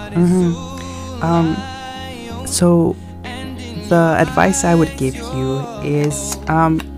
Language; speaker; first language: English; native; English